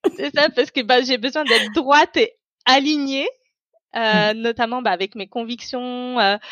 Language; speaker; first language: French; non-native, local second language; Tamil